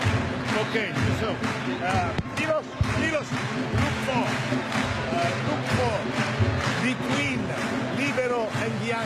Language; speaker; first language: English; non-native, learner; Italian